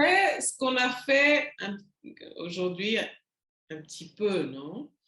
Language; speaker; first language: French; non-native, learner; Spanish